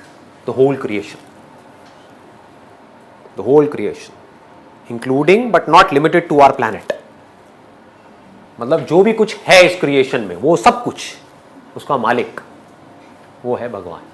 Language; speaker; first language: Hindi; native; Hindi